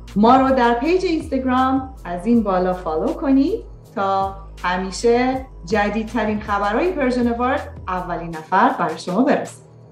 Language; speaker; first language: Persian; native; Persian